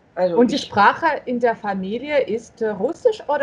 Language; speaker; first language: German; non-native, fluent; Russian